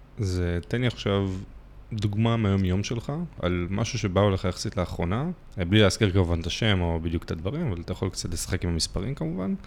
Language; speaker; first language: Hebrew; native; Hebrew